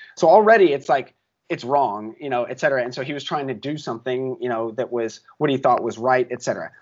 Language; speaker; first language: English; native; English